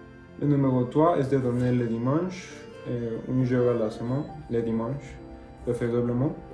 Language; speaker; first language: French; non-native, learner; Spanish